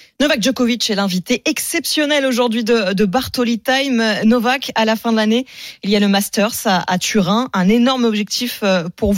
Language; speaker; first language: French; native; French